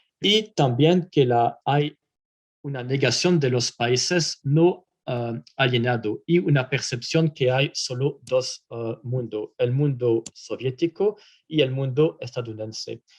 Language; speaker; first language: Spanish; non-native, fluent; French